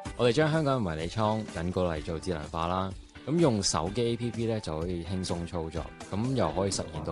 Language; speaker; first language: Cantonese; native; Cantonese